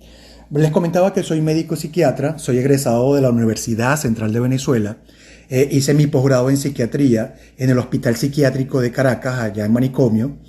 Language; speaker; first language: Spanish; native; Spanish